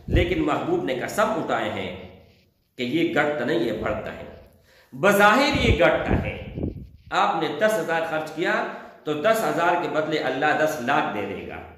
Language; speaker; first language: Urdu; non-native, local second language; Pashto